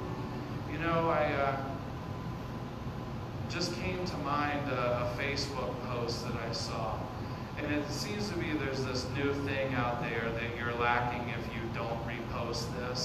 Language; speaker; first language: English; native; English